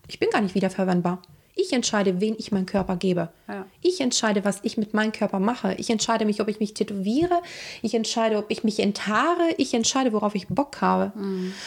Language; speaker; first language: German; non-native, fluent; Italian